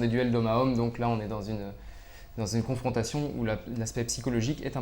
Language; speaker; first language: French; native; French